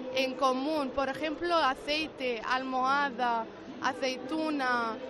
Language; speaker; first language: Spanish; non-native, fluent; Arabic